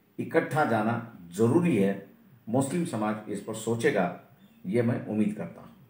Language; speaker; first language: Hindi; non-native, local second language; Marathi